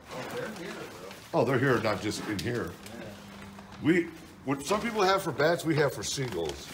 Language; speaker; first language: English; native; English